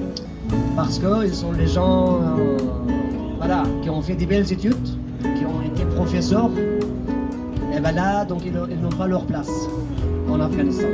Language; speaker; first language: French; non-native, fluent; Persian